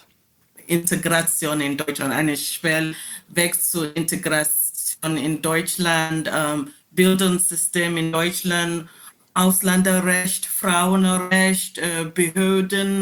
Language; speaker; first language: German; non-native, learner; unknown